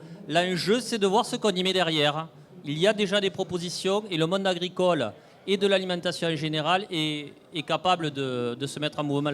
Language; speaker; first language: French; native; French